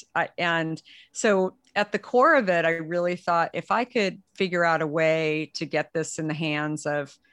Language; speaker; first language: English; native; English